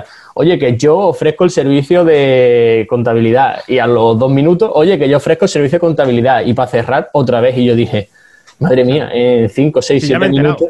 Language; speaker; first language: Spanish; native; Spanish